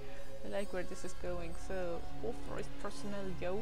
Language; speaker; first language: English; non-native, fluent; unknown